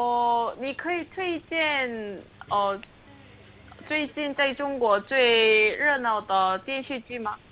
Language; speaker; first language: Chinese; non-native, learner; Korean